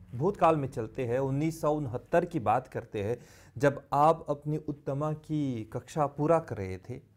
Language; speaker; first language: Hindi; early bilingual, heritage; Hindi